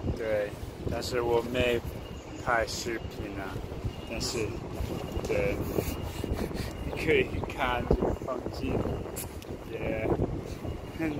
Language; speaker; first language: Chinese; non-native, learner; English